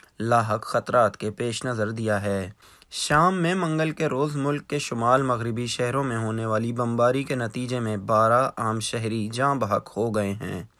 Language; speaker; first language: Urdu; non-native, local second language; Baluchi